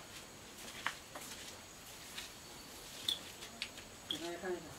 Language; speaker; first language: Chinese; native; Chinese